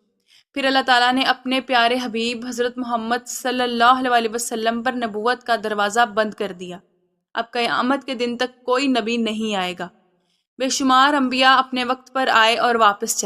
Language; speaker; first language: Urdu; native; Urdu